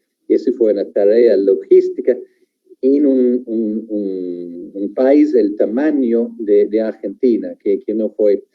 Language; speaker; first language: Spanish; non-native, fluent; English